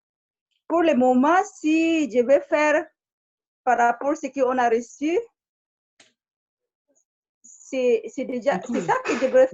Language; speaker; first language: French; non-native, fluent; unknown